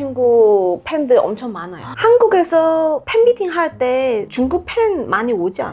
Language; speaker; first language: Korean; non-native, fluent; Chinese